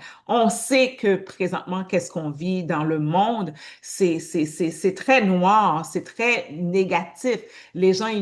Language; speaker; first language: French; native; French